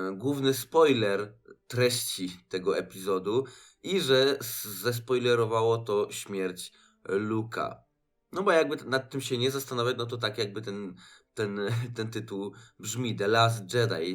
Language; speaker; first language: Polish; native; Polish